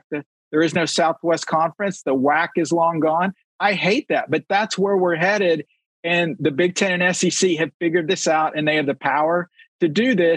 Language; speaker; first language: English; native; English